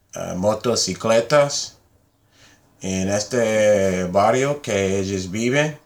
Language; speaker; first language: Spanish; non-native, learner; English